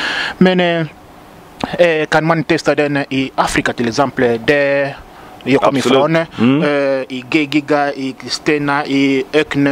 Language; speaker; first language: Swedish; non-native, learner; Lingala